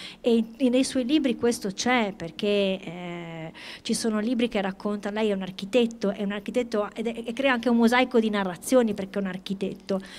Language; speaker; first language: Italian; native; Italian